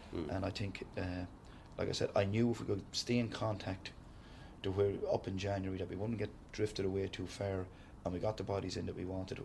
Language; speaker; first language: English; native; English